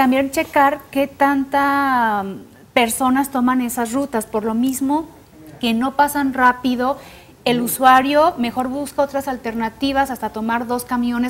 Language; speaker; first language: Spanish; native; Spanish